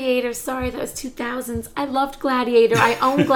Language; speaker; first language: English; native; English